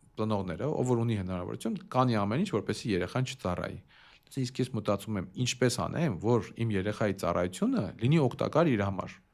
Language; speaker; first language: Armenian; early bilingual, heritage; Armenian